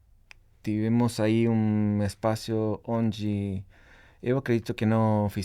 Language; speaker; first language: Portuguese; non-native, fluent; Spanish